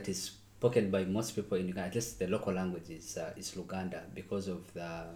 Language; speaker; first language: English; non-native, local second language; Nyankole